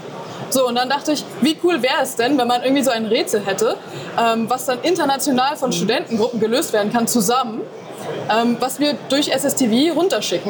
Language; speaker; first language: German; native; German